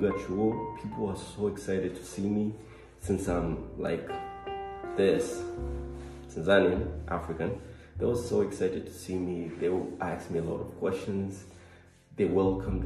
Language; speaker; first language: English; non-native, local second language; Swahili